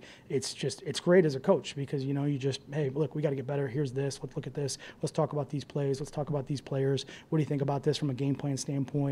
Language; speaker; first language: English; native; English